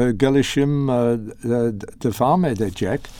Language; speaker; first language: Turkish; non-native, learner; English